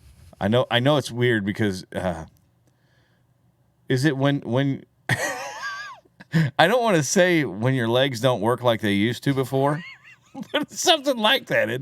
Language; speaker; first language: English; native; English